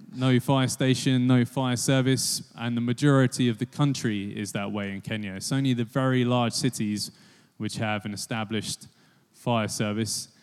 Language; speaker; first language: English; native; English